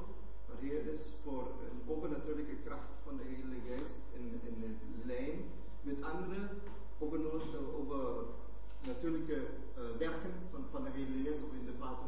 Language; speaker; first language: Dutch; non-native, fluent; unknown